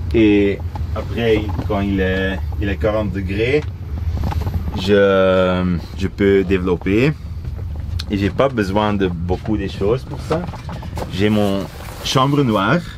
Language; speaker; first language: French; non-native, local second language; Dutch